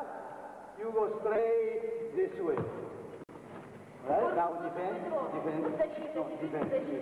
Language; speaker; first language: English; non-native, learner; Japanese